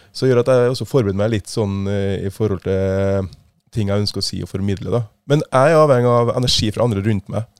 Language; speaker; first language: Norwegian; native; Norwegian